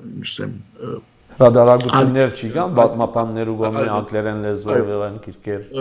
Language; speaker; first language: Armenian; early bilingual, heritage; Armenian